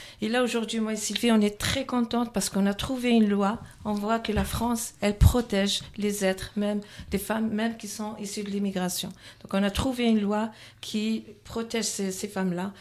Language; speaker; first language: French; non-native, local second language; Kabyle